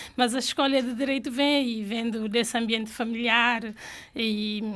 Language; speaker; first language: Portuguese; non-native, fluent; Fula